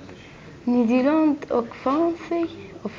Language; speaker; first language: Dutch; non-native, learner; Arabic